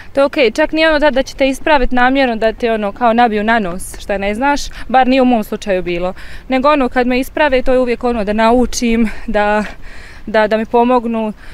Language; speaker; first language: Croatian; native; Croatian